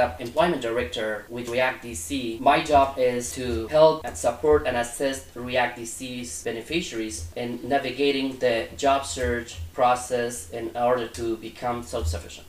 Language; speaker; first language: English; non-native, fluent; Persian